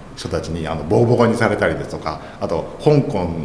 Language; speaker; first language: Japanese; native; Japanese